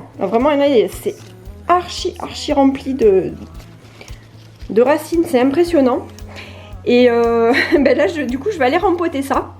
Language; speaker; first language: French; native; French